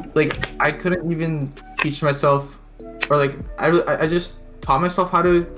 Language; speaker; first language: English; non-native, fluent; Filipino